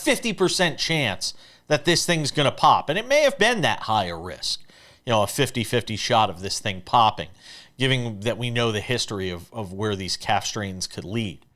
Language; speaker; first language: English; native; English